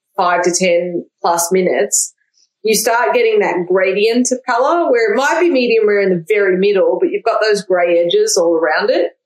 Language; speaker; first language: English; native; English